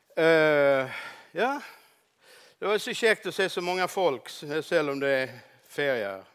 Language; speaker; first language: Swedish; native; Swedish